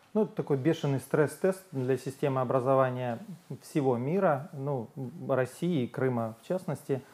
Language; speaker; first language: Russian; native; Russian